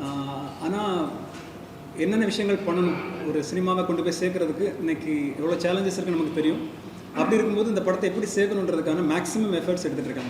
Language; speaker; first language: Tamil; native; Tamil